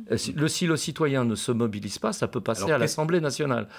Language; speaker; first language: French; native; French